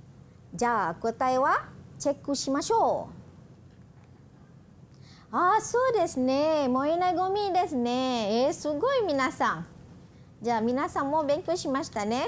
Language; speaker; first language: Japanese; non-native, fluent; Malay